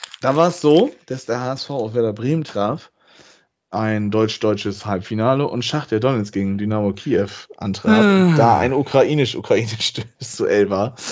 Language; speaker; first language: German; native; German